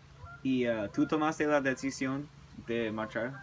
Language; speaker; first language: Spanish; early bilingual, heritage; English